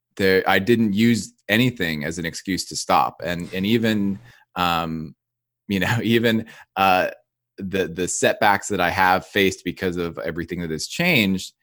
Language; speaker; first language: English; native; English